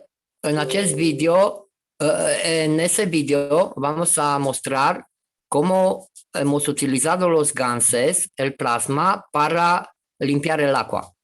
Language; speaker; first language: Spanish; non-native, fluent; Romanian